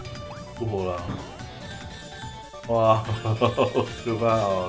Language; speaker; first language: Chinese; native; Chinese